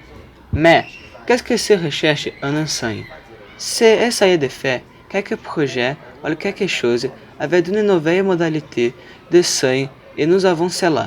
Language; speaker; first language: French; non-native, learner; Portuguese